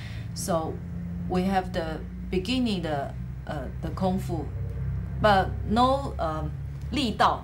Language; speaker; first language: English; non-native, learner; Chinese